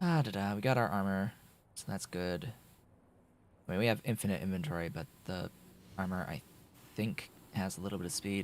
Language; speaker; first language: English; native; English